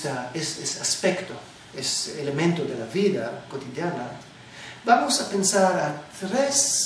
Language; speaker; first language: Spanish; non-native, fluent; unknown